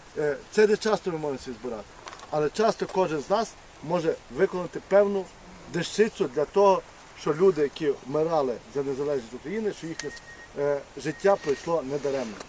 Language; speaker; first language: Ukrainian; native; Ukrainian